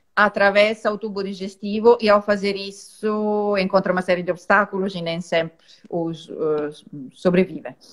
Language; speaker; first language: Portuguese; non-native, fluent; Italian